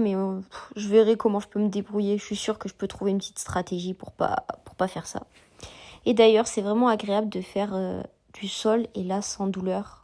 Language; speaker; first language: French; native; French